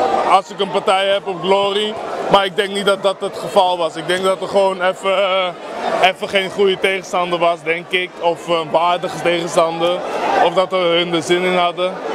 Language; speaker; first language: Dutch; native; Dutch